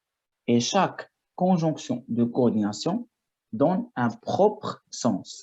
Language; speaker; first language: French; non-native, fluent; Arabic